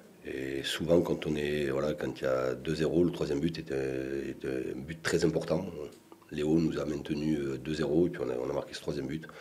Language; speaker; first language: French; native; French